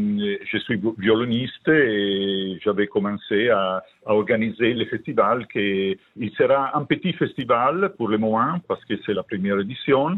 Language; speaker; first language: French; non-native, fluent; Italian